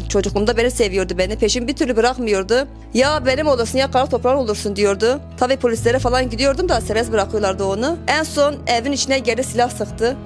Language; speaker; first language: Turkish; native; Turkish